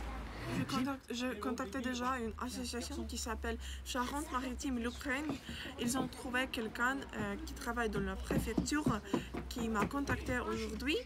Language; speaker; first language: French; non-native, learner; Ukrainian